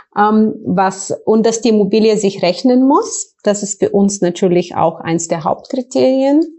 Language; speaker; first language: German; non-native, fluent; Bulgarian